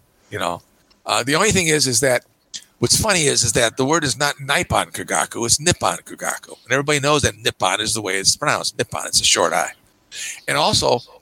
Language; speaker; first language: English; native; English